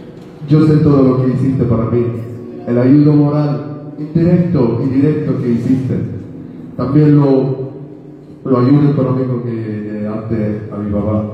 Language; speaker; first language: Spanish; non-native, learner; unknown